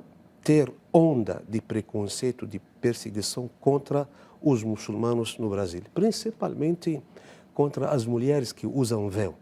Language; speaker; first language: Portuguese; non-native, fluent; Arabic